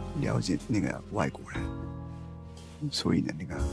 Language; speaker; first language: Chinese; non-native, learner; Japanese